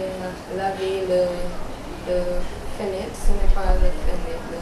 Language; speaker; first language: French; non-native, learner; English